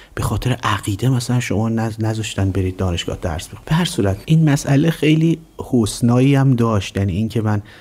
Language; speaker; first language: Persian; native; Persian